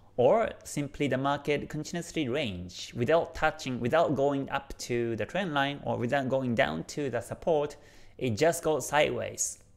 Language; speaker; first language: English; non-native, fluent; Japanese